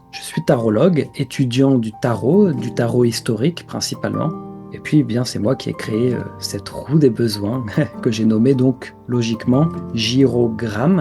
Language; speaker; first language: French; native; French